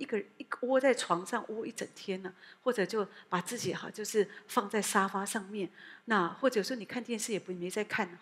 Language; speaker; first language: Chinese; native; Chinese